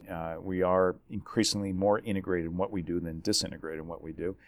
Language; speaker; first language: English; native; English